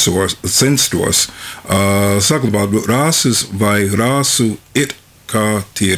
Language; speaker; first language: Latvian; non-native, fluent; English